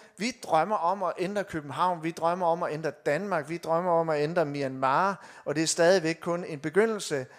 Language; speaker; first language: Danish; native; Danish